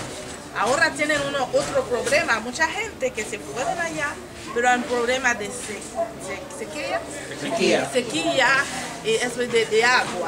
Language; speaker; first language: Spanish; non-native, fluent; Haitian Creole